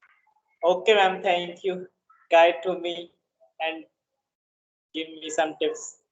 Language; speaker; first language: English; non-native, learner; Hindi